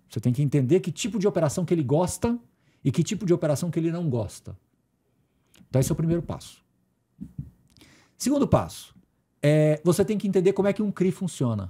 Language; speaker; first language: Portuguese; native; Portuguese